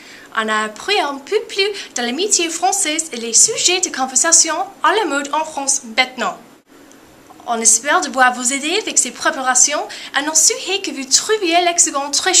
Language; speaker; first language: French; non-native, learner; English